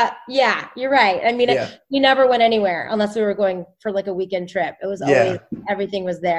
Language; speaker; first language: English; native; English